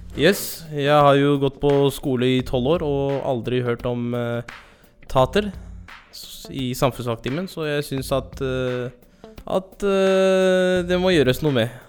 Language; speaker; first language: Norwegian; native; Norwegian